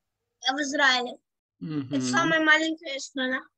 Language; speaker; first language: Russian; early bilingual, heritage; Russian